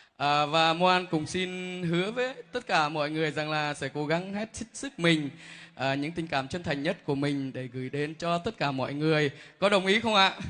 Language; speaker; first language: Vietnamese; non-native, local second language; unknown